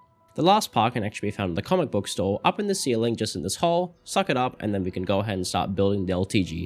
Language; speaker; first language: English; native; English